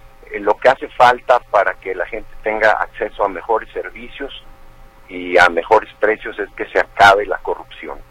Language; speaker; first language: Spanish; native; Spanish